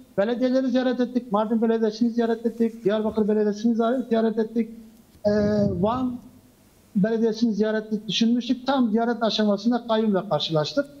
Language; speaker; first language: Turkish; non-native, local second language; Kurdish